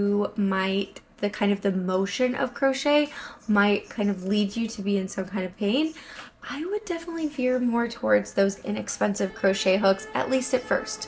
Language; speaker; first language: English; native; English